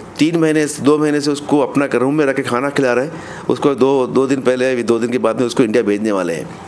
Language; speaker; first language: Hindi; non-native, local second language; Urdu